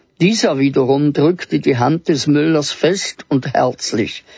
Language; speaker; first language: German; native; German